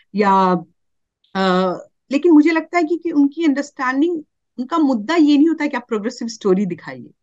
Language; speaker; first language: Hindi; native; Hindi